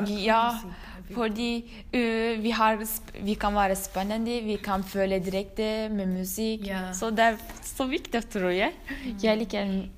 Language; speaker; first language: Norwegian; non-native, learner; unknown